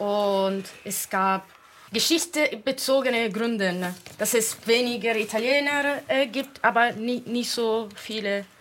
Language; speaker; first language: German; non-native, fluent; Italian